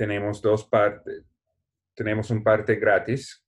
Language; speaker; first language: Spanish; non-native, learner; English